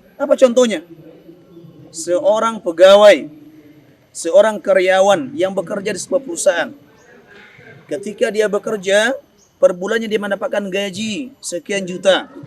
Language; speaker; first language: Indonesian; non-native, local second language; Minangkabau